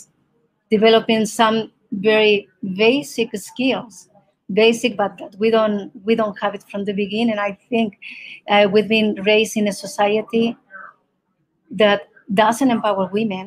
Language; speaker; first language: English; non-native, fluent; Spanish